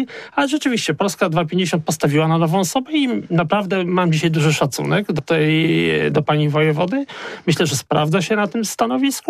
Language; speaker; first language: Polish; native; Polish